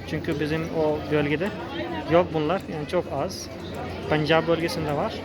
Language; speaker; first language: Turkish; non-native, fluent; Hindi